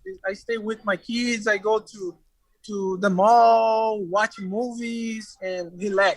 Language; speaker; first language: English; non-native, learner; Portuguese